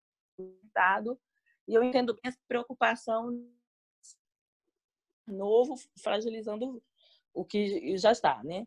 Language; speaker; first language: Portuguese; native; Portuguese